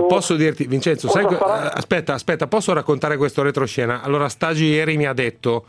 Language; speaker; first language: Italian; native; Italian